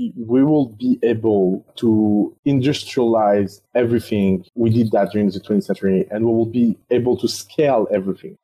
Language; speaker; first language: English; non-native, fluent; French